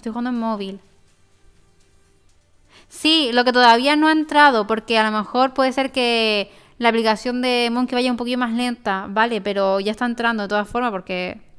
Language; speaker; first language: Spanish; native; Spanish